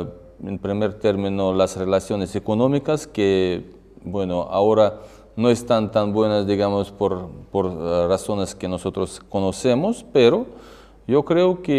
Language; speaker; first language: Spanish; non-native, fluent; Russian